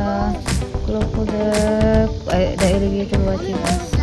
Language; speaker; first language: English; non-native, learner; Filipino